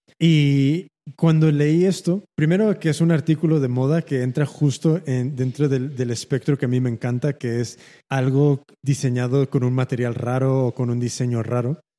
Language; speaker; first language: Spanish; early bilingual, heritage; Spanish